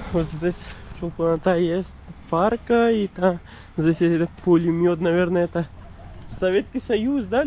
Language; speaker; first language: Russian; non-native, learner; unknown